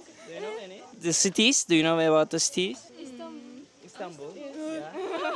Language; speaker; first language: English; non-native, learner; Turkish